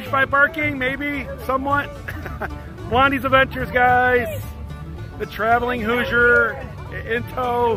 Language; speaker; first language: English; native; English